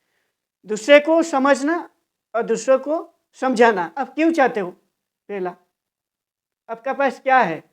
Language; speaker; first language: Hindi; non-native, local second language; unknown